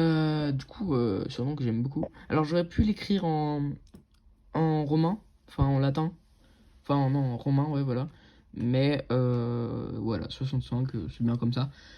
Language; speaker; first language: French; native; French